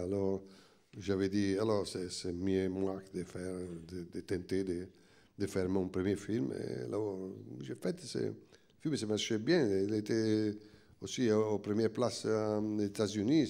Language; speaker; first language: French; non-native, fluent; Italian